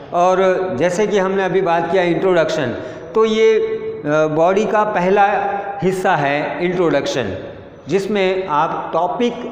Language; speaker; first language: Hindi; non-native, local second language; Gujarati